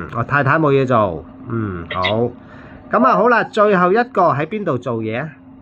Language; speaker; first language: Cantonese; native; Cantonese